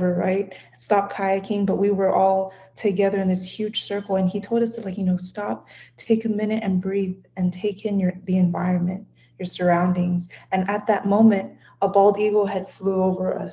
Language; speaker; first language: English; non-native, fluent; Samoan